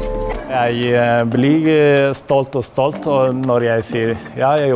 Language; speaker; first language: Norwegian; non-native, learner; Arabic